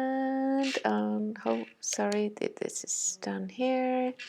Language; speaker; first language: English; non-native, fluent; Danish